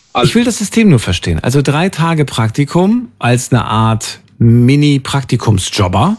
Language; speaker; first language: German; native; German